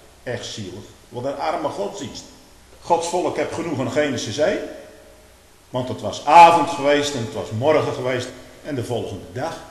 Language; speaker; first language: Dutch; native; Dutch